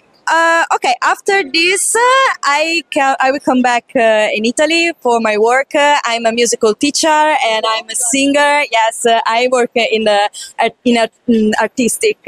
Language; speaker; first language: English; non-native, fluent; Italian